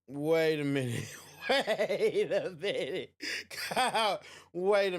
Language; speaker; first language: English; native; English